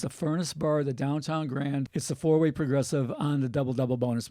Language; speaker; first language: English; native; English